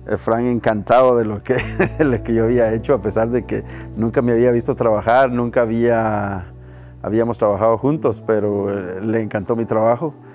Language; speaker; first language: Spanish; native; Spanish